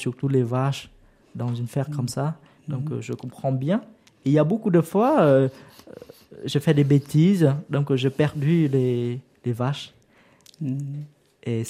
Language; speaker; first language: French; non-native, learner; Vietnamese